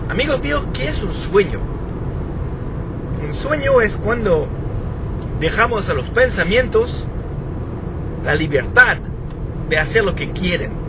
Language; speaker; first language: Spanish; non-native, fluent; French